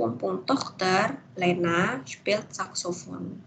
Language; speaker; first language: German; non-native, fluent; Indonesian